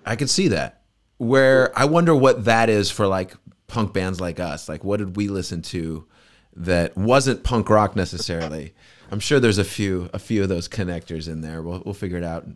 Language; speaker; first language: English; native; English